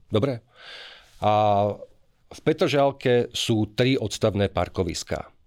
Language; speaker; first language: Slovak; native; Slovak